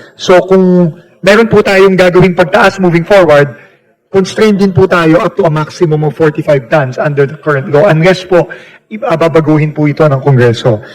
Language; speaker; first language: Filipino; native; Filipino